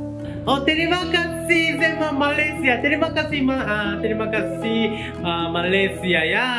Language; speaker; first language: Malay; non-native, learner; Japanese